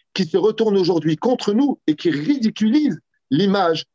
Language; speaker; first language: French; native; French